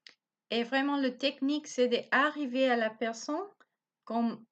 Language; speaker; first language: French; non-native, learner; Spanish